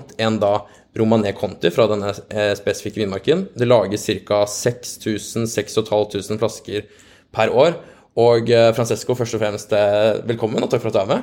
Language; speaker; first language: Norwegian; native; Norwegian